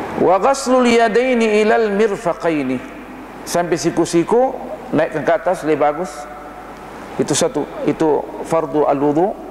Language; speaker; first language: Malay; non-native, fluent; Arabic